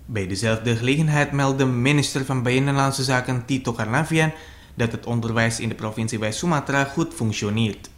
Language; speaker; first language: Dutch; non-native, fluent; Indonesian